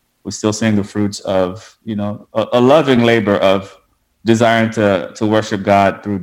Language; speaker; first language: English; non-native, fluent; Haitian Creole